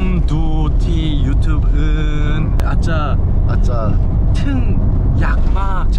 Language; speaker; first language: Thai; non-native, learner; Korean